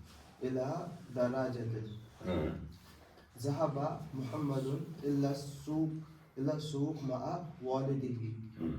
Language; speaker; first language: Arabic; non-native, learner; Urdu